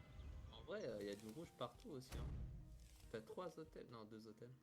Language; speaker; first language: French; native; French